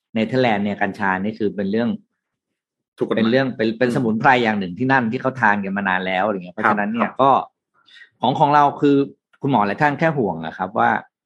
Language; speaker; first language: Thai; native; Thai